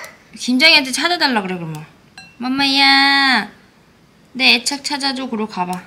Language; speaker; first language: Korean; native; Korean